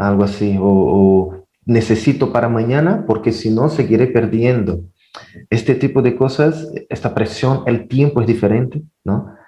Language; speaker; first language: Spanish; non-native, fluent; Portuguese